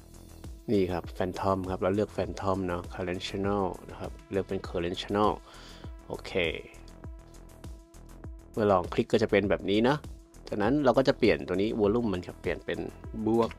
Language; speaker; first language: Thai; native; Thai